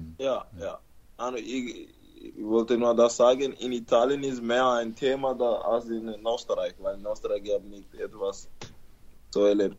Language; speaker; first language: German; non-native, learner; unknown